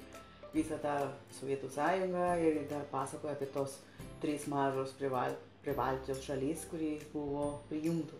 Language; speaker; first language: Lithuanian; non-native, fluent; Spanish